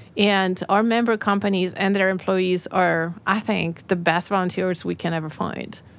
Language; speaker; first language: English; non-native, fluent; French